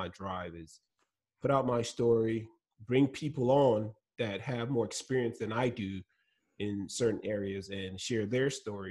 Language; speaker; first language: English; non-native, local second language; Igbo